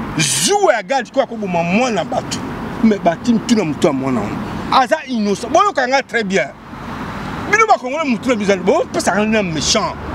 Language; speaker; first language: Lingala; non-native, local second language; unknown